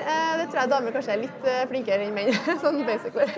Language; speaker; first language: Norwegian; native; Norwegian